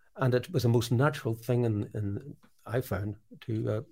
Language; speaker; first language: English; native; English